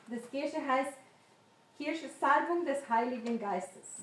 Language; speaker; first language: German; non-native, learner; Spanish